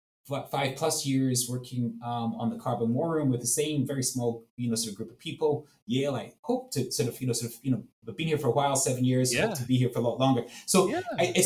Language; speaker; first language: English; native; English